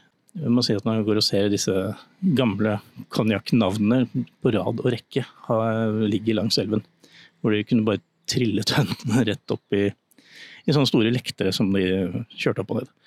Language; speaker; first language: Norwegian; native; Norwegian